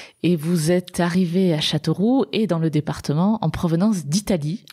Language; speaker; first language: French; native; French